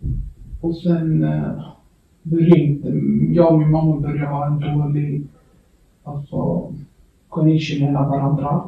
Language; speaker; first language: Swedish; early bilingual, other home language; Kurdish